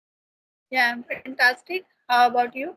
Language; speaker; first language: English; non-native, learner; Hindi